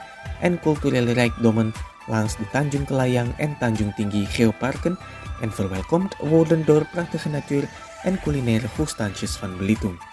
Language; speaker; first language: Dutch; non-native, fluent; Indonesian